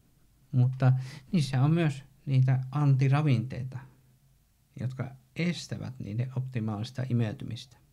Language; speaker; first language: Finnish; native; Finnish